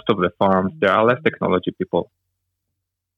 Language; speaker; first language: English; non-native, learner; Hebrew